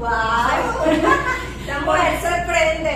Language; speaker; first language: Spanish; native; Spanish